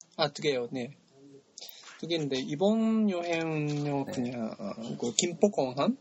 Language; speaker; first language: Korean; non-native, learner; Japanese